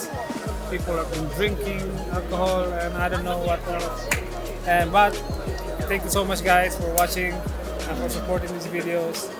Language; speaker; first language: English; non-native, local second language; Filipino